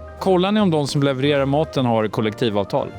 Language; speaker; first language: Swedish; native; Swedish